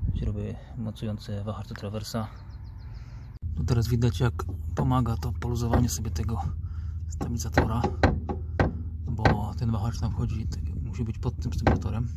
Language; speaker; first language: Polish; native; Polish